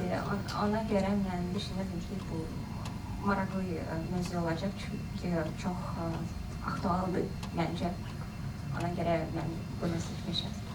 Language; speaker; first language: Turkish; non-native, learner; Azerbaijani